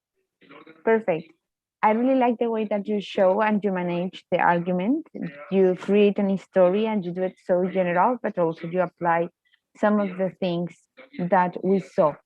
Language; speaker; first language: English; non-native, fluent; Spanish